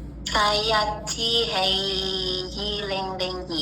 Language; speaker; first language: Cantonese; non-native, learner; Indonesian